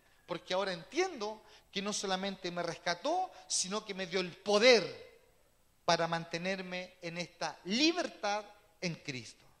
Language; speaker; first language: Spanish; native; Spanish